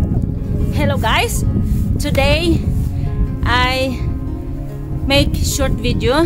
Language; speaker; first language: English; non-native, learner; Filipino